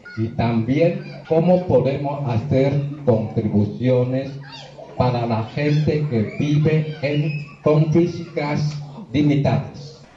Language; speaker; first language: Spanish; non-native, fluent; Chinese